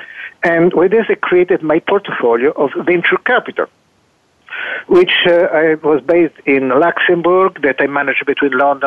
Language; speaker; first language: English; non-native, fluent; Italian